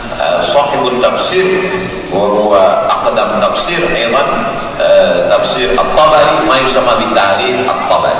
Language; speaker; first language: Arabic; non-native, fluent; Indonesian